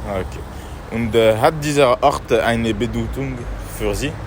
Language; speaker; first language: German; non-native, learner; French